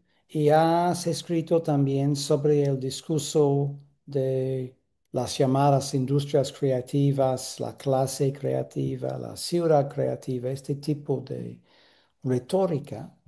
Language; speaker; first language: Spanish; non-native, fluent; English